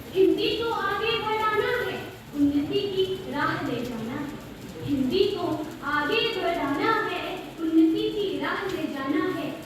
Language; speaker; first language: Hindi; native; Hindi